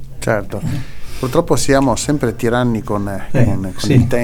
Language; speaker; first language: Italian; native; Italian